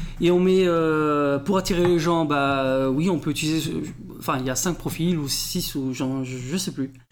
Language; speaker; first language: French; early bilingual, other home language; Portuguese